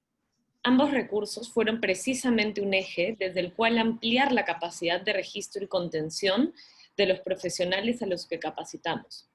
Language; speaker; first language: Spanish; native; Spanish